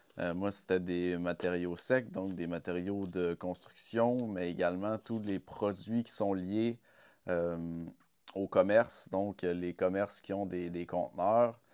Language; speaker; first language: French; native; French